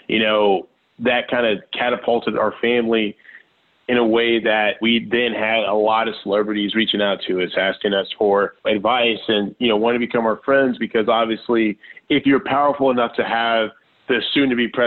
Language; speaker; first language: English; native; English